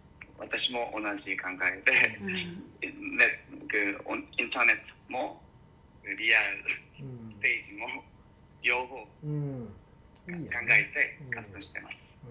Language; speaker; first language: Japanese; non-native, learner; Korean